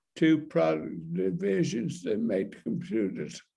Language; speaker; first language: English; native; English